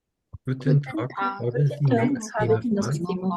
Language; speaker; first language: German; non-native, learner; Korean